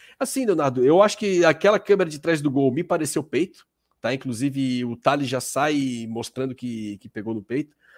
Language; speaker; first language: Portuguese; native; Portuguese